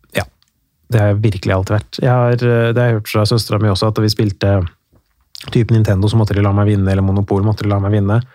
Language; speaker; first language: Norwegian; early bilingual, other home language; Persian